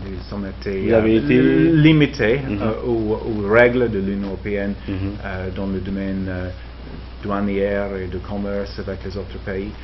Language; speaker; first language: French; non-native, fluent; English